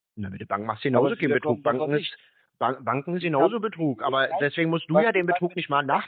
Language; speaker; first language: German; native; German